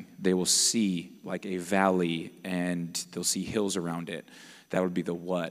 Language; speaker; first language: English; native; English